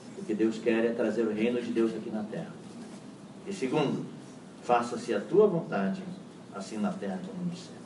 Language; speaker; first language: Portuguese; non-native, fluent; Chinese